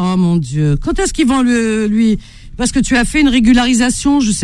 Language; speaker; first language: French; native; French